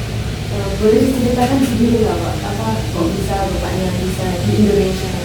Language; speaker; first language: Indonesian; native; Indonesian